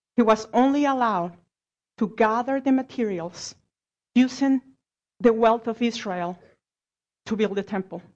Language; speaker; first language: English; non-native, fluent; Spanish